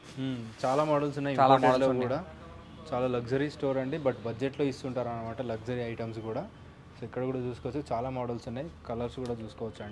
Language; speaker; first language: Telugu; native; Telugu